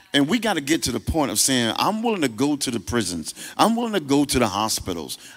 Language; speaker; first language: English; native; English